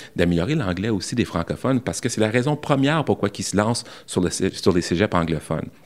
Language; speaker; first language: French; native; French